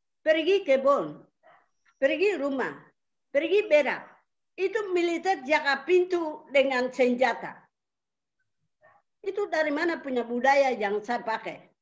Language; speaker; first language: Indonesian; non-native, local second language; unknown